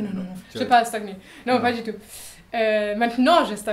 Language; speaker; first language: French; non-native, fluent; German